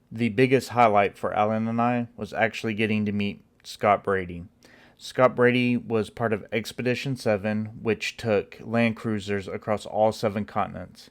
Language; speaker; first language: English; native; English